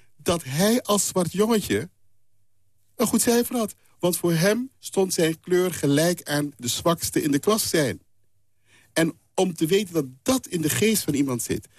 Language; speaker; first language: Dutch; non-native, local second language; Papiamento